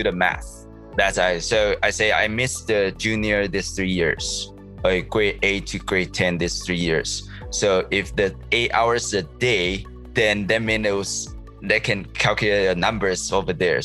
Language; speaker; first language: English; non-native, learner; Chinese